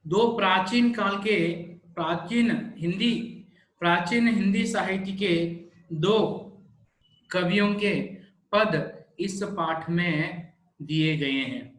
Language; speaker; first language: Hindi; non-native, local second language; Telugu